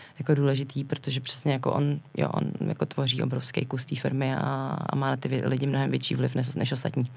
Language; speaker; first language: Czech; native; Czech